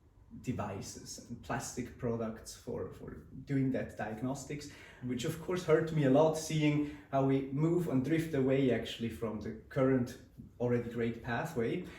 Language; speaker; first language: English; non-native, fluent; Swiss German